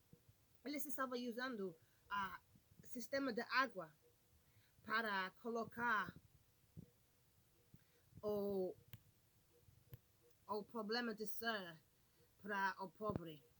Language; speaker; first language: Portuguese; non-native, learner; English